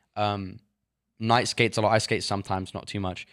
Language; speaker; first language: English; native; English